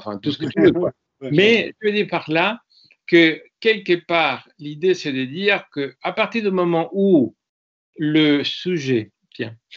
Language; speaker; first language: French; non-native, fluent; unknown